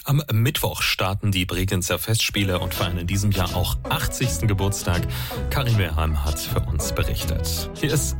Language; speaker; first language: German; native; German